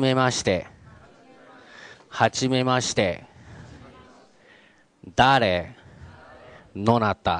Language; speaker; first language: Japanese; non-native, fluent; Chinese